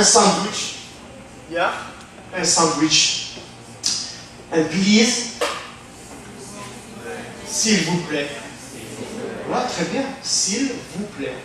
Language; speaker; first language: French; non-native, fluent; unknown